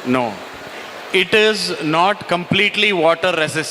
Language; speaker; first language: English; non-native, local second language; Kannada